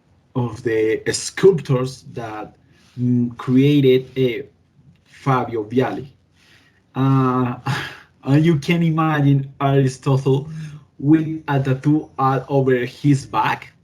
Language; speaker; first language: English; non-native, learner; Spanish